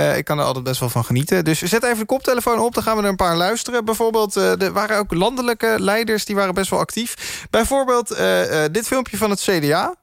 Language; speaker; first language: Dutch; native; Dutch